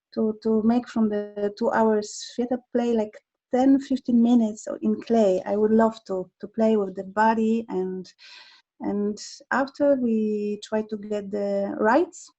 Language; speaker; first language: English; non-native, learner; Polish